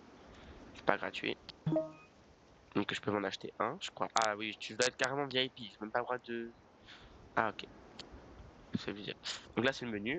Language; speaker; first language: French; native; French